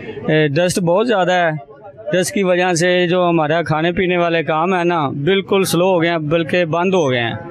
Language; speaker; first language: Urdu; non-native, local second language; Punjabi